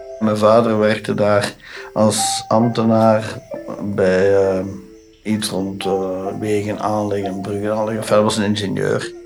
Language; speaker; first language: Dutch; native; Dutch